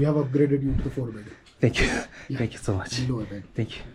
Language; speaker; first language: English; non-native, learner; Korean